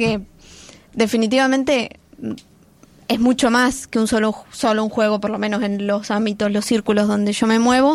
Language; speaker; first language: Spanish; native; Spanish